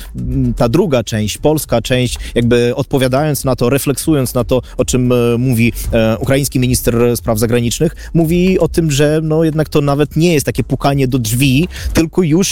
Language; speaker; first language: Polish; non-native, fluent; Ukrainian